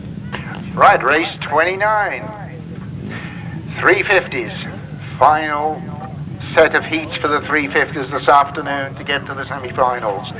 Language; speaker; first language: English; native; English